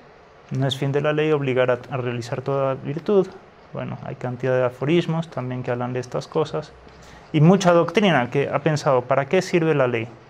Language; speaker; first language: Spanish; native; Spanish